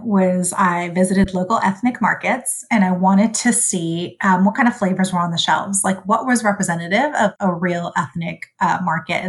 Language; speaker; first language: English; early bilingual, other home language; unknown